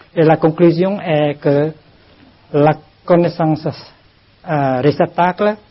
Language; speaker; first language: French; non-native, fluent; Vietnamese